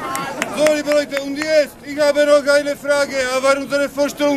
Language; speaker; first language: German; non-native, learner; Czech